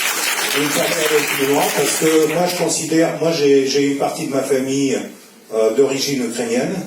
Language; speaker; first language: French; non-native, fluent; Russian